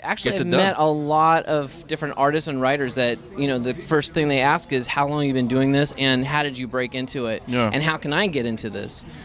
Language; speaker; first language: English; native; English